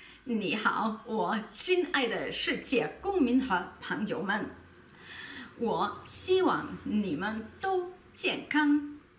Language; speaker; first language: Chinese; non-native, learner; German